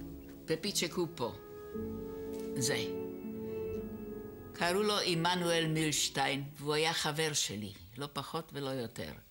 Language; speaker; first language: Hebrew; non-native, fluent; Czech